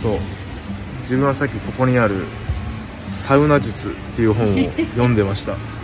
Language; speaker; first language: Japanese; native; Japanese